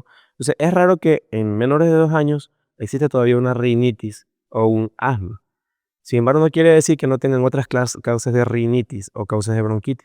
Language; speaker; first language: Spanish; native; Spanish